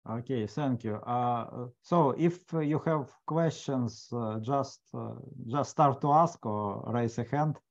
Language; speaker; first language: English; non-native, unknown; Ukrainian